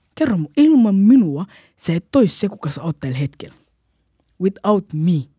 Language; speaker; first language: Finnish; early bilingual, other home language; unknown